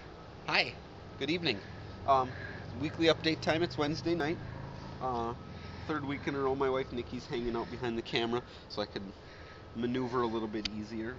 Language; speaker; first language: English; native; English